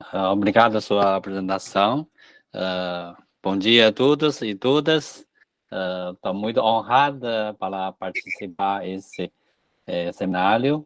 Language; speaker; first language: Portuguese; non-native, fluent; Chinese